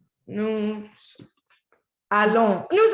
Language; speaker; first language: French; non-native, learner; Spanish